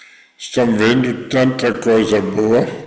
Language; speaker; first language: Portuguese; non-native, fluent; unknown